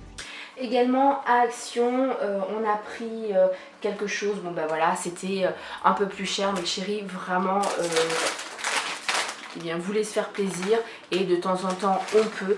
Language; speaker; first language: French; native; French